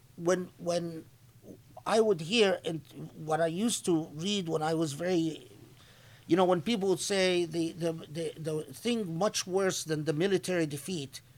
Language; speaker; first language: English; non-native, fluent; Arabic